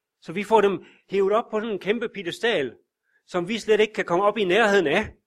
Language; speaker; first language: Danish; native; Danish